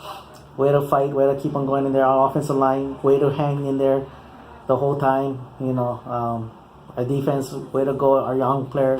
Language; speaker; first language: English; native; English